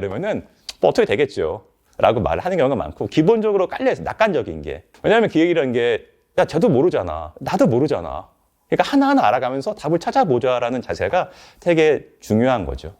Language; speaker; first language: Korean; native; Korean